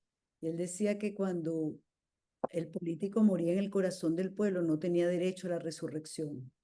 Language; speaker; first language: Spanish; native; Spanish